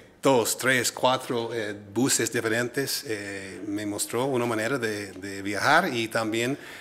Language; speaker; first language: Spanish; non-native, fluent; English